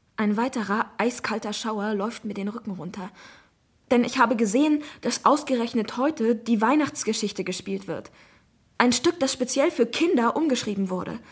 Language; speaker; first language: German; native; German